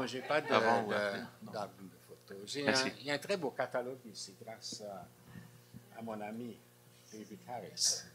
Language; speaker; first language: French; non-native, fluent; Hungarian